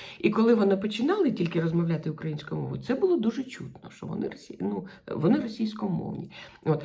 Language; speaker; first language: Ukrainian; non-native, local second language; Russian